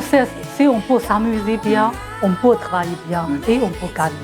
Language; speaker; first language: French; non-native, fluent; Chinese